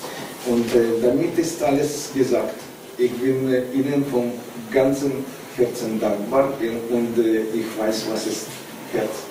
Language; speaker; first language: German; non-native, learner; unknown